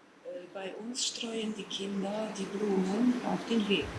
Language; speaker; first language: German; non-native, fluent; Polish